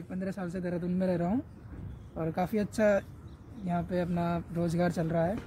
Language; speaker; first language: Hindi; native; Hindi